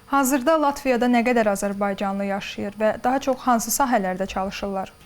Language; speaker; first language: Azerbaijani; native; Azerbaijani